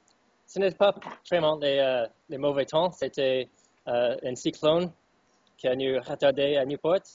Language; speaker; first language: French; non-native, fluent; English